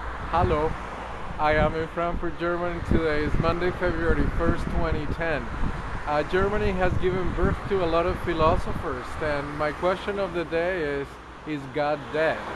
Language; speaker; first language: English; non-native, fluent; Spanish